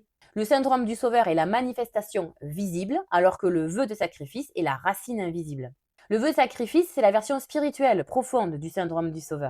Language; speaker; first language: French; native; French